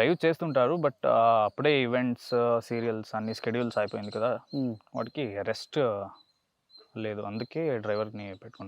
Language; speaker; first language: Telugu; non-native, learner; Kannada